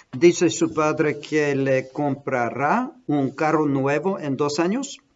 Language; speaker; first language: Spanish; non-native, fluent; English